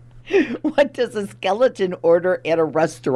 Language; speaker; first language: English; native; English